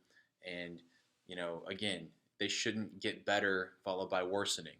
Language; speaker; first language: English; native; English